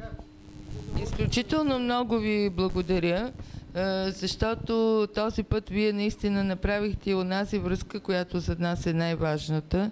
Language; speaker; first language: Bulgarian; native; Bulgarian